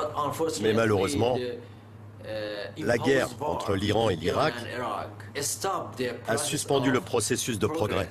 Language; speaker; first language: French; non-native, fluent; Persian